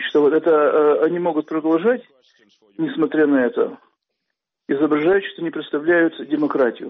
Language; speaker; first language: Russian; non-native, local second language; Lithuanian